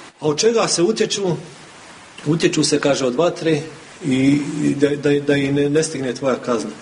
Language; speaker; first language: Bosnian; native; Bosnian